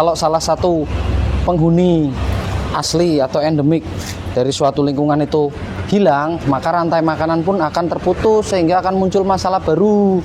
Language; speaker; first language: Indonesian; native; Indonesian